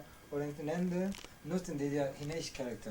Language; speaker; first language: German; non-native, learner; Korean